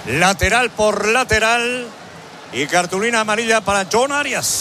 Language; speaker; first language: Spanish; native; Spanish